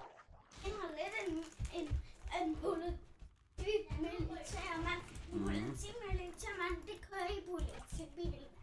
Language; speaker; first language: Danish; early bilingual, other home language; Vietnamese